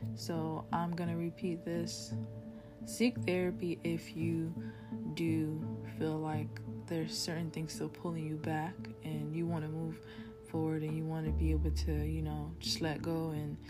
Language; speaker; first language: English; early bilingual, other home language; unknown